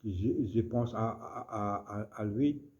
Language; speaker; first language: French; non-native, local second language; Morisyen